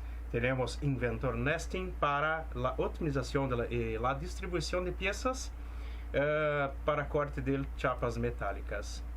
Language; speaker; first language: Spanish; non-native, fluent; Portuguese